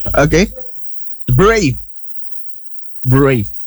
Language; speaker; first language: English; non-native, fluent; Indonesian